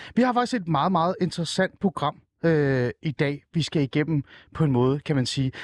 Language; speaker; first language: Danish; early bilingual, other home language; Persian